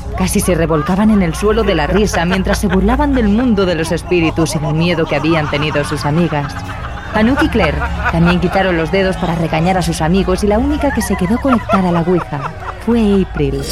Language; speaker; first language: Spanish; native; Spanish